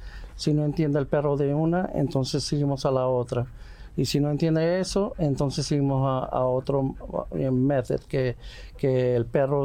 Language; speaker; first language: Spanish; early bilingual, heritage; Spanish